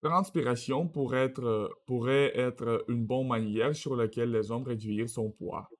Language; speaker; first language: French; non-native, learner; Russian